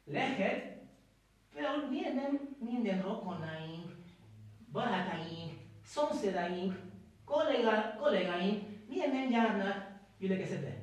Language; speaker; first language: Hungarian; non-native, learner; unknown